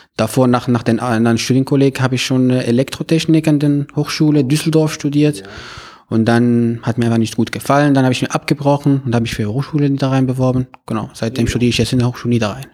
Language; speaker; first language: German; non-native, fluent; Arabic